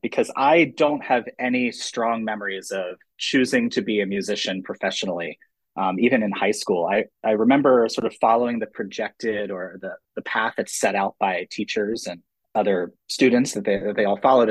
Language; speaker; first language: English; native; English